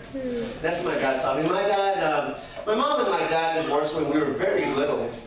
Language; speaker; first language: English; native; English